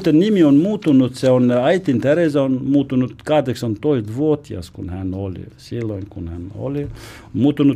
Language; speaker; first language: Finnish; non-native, learner; Albanian